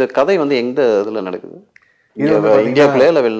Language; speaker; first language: Tamil; native; Tamil